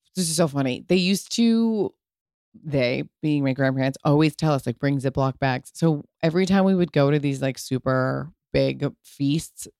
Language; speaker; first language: English; early bilingual, other home language; Italian